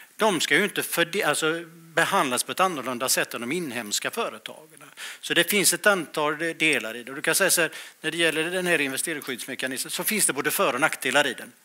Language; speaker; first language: Swedish; native; Swedish